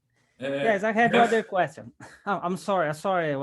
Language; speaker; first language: English; non-native, learner; Portuguese